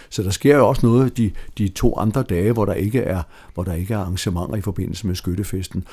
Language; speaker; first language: Danish; native; Danish